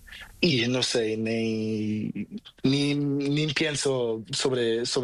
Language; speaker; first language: Spanish; non-native, learner; Portuguese